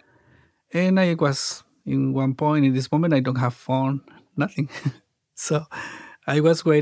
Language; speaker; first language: English; non-native, learner; Spanish